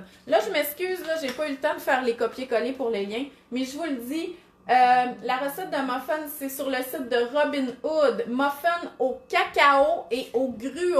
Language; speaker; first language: French; native; French